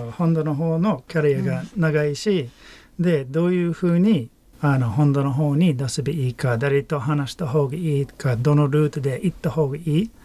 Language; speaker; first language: Japanese; native; Japanese